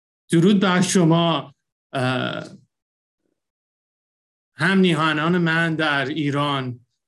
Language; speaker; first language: Persian; early bilingual, heritage; Persian